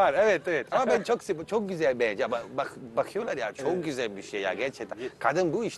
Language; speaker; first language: Turkish; non-native, learner; Italian